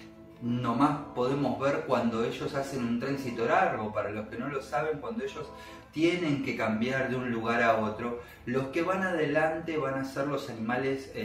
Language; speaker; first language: Spanish; native; Spanish